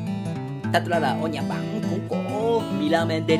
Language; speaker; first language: Vietnamese; non-native, learner; Japanese